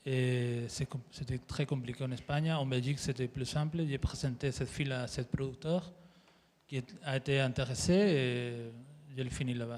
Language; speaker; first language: French; non-native, fluent; Spanish